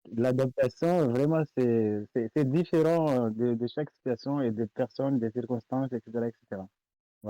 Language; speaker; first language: French; non-native, local second language; Comorian